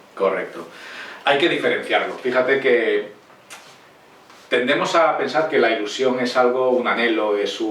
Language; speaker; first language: Spanish; native; Spanish